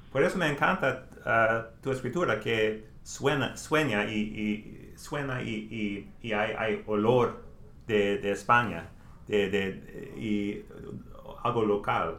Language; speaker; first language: Spanish; non-native, learner; English